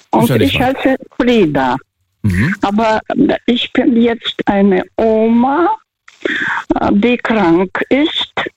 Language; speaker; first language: German; early bilingual, heritage; Russian